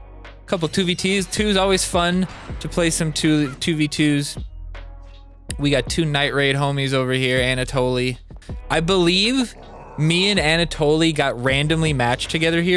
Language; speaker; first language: English; native; English